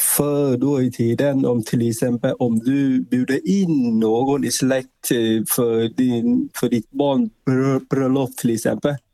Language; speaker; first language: Swedish; non-native, fluent; Vietnamese